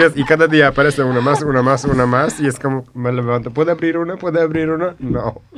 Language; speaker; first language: Spanish; non-native, fluent; Polish